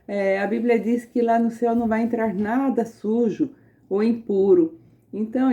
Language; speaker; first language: Portuguese; native; Portuguese